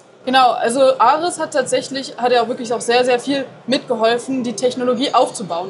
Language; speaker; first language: German; native; German